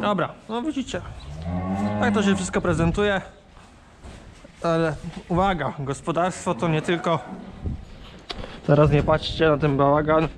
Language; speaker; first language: Polish; native; Polish